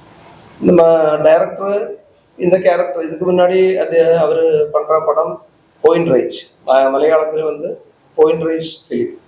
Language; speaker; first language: Tamil; non-native, local second language; Malayalam